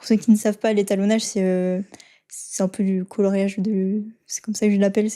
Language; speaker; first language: French; native; French